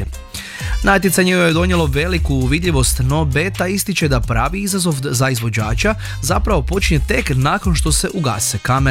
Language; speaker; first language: Croatian; native; Croatian